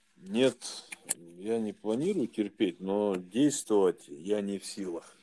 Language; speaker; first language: Russian; native; Russian